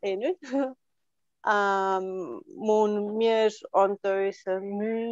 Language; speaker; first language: Finnish; non-native, learner; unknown